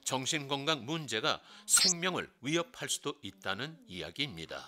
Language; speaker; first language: Korean; native; Korean